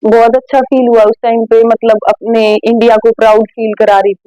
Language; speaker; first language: Hindi; native; Hindi